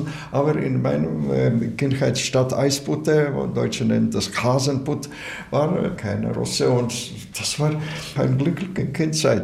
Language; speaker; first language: German; non-native, learner; Latvian